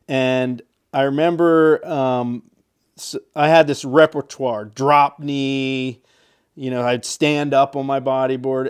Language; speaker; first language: English; native; English